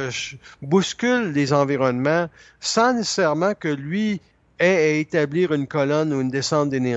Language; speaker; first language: French; native; French